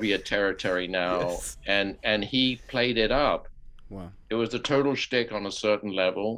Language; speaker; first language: English; native; English